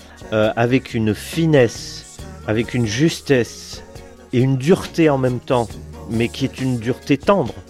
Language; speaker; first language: French; native; French